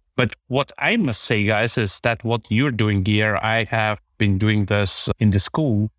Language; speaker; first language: English; non-native, fluent; Bulgarian